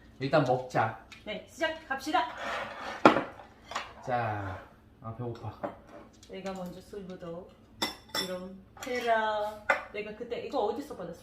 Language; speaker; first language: Korean; non-native, learner; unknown